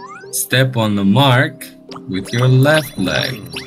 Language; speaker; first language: English; non-native, fluent; Turkish